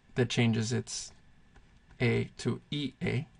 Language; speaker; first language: English; native; English